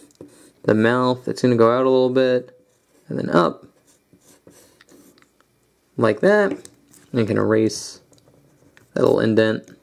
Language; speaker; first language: English; native; English